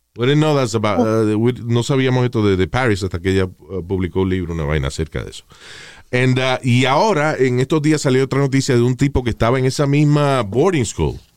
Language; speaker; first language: Spanish; native; Spanish